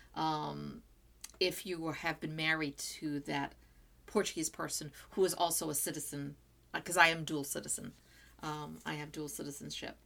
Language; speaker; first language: English; non-native, fluent; Portuguese